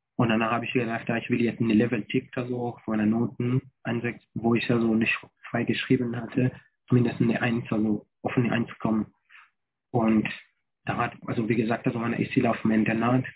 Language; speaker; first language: German; non-native, fluent; French